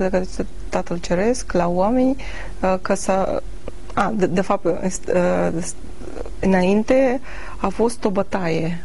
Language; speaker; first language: Romanian; non-native, learner; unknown